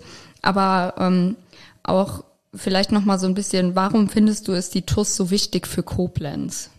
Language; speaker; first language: German; native; German